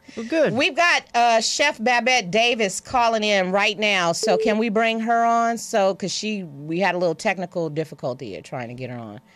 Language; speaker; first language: English; native; English